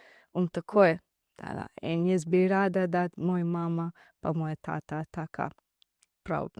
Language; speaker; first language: Slovenian; non-native, learner; Divehi